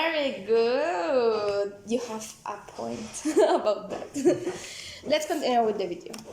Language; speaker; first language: English; non-native, learner; Spanish